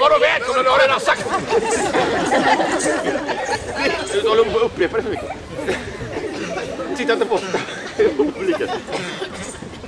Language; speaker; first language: Swedish; native; Swedish